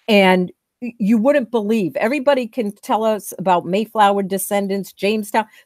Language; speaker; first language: English; native; English